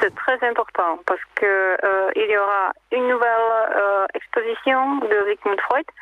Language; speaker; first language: French; non-native, learner; Czech